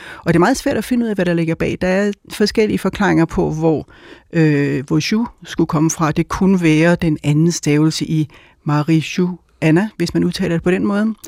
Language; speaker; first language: Danish; native; Danish